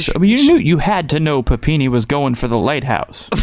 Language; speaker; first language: English; native; English